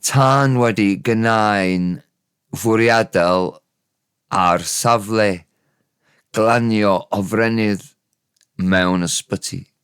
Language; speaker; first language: Welsh; non-native, learner; English